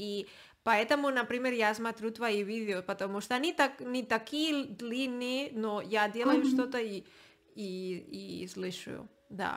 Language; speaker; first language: Russian; non-native, learner; Spanish